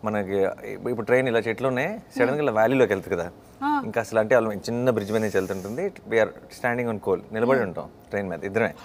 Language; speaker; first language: Telugu; native; Telugu